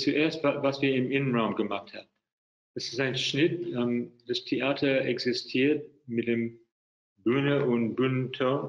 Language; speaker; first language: German; non-native, fluent; English